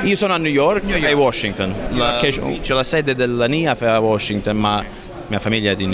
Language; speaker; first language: Italian; non-native, learner; English